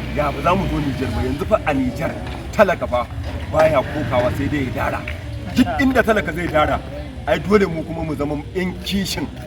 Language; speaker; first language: Hausa; non-native, local second language; Kanuri